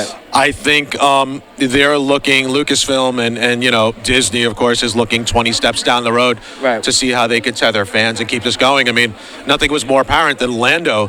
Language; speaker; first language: English; native; English